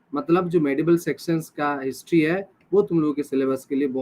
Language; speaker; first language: Hindi; non-native, local second language; Bangla